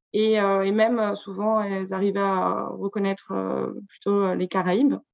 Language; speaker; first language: French; native; French